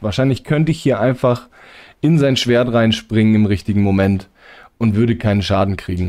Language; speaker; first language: German; native; German